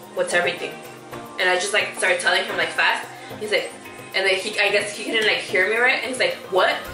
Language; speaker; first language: English; early bilingual, other home language; Spanish